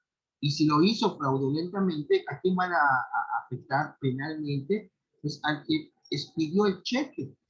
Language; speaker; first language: Spanish; native; Spanish